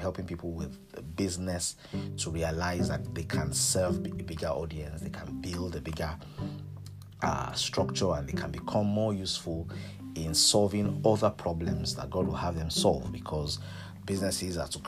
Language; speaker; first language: English; non-native, local second language; Yoruba